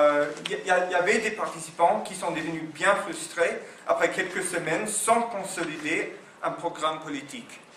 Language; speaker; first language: French; non-native, fluent; English